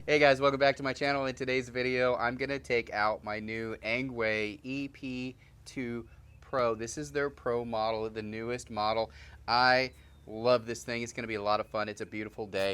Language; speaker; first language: English; native; English